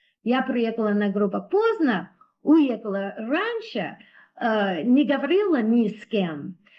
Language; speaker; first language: Russian; non-native, learner; English